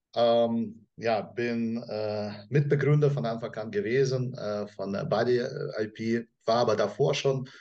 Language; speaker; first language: German; non-native, fluent; Russian